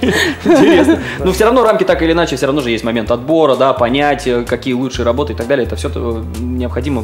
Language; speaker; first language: Russian; native; Russian